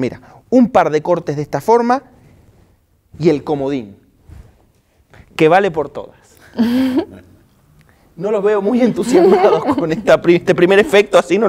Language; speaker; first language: Spanish; native; Spanish